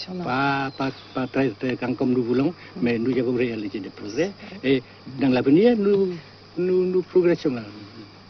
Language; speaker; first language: French; non-native, local second language; Vietnamese